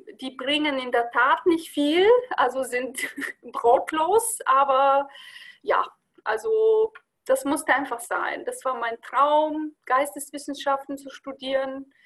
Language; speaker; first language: German; non-native, fluent; Bulgarian